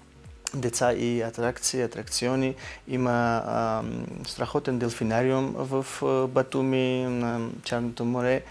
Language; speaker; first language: Bulgarian; non-native, learner; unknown